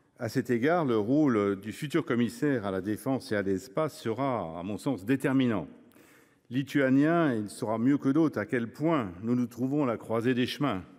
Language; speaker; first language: French; native; French